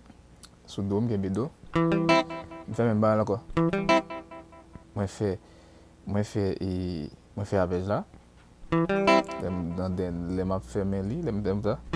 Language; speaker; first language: French; non-native, learner; Haitian Creole